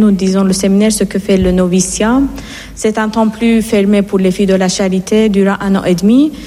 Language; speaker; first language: French; non-native, fluent; Persian